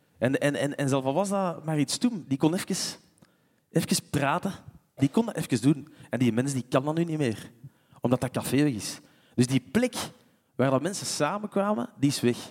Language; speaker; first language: Dutch; native; Dutch